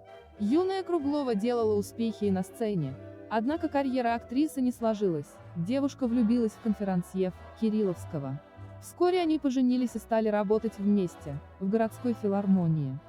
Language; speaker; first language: Russian; native; Russian